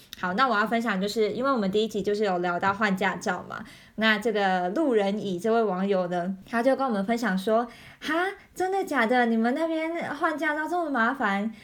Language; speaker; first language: Chinese; native; Chinese